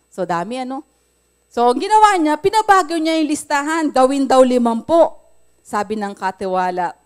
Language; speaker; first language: Filipino; native; Filipino